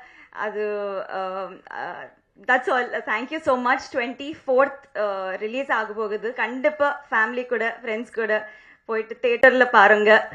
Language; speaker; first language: Tamil; non-native, learner; Telugu